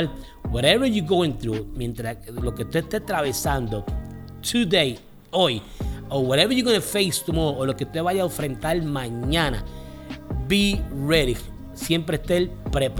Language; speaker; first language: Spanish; early bilingual, heritage; Spanish